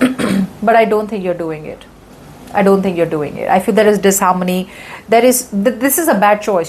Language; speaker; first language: English; non-native, local second language; Hindi